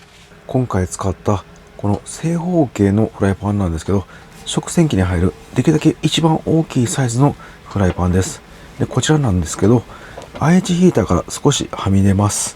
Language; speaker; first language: Japanese; native; Japanese